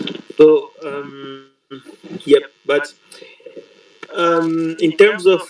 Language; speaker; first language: English; non-native, learner; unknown